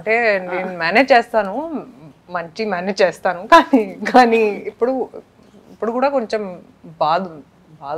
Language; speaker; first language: Telugu; non-native, fluent; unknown